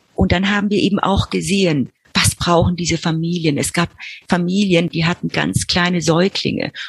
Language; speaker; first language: German; early bilingual, heritage; Spanish